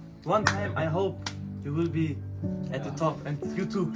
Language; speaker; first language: English; non-native, learner; German